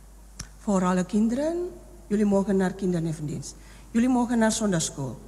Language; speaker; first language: Dutch; non-native, fluent; Indonesian